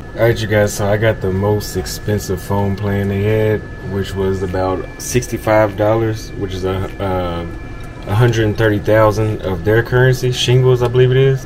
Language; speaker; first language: English; native; English